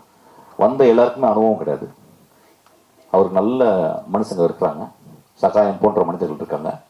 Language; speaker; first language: Tamil; native; Tamil